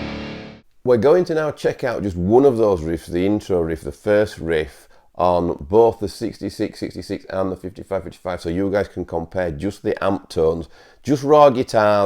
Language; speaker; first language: English; native; English